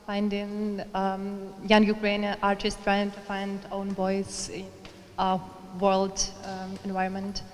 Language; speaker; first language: English; non-native, learner; Ukrainian